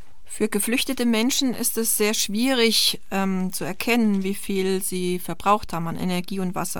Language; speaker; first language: German; native; German